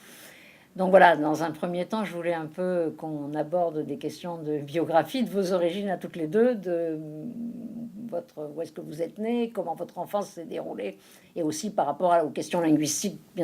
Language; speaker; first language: French; native; French